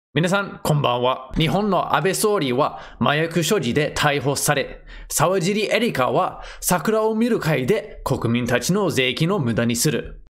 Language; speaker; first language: Japanese; non-native, fluent; English